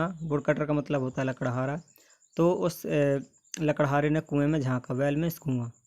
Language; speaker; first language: Hindi; native; Hindi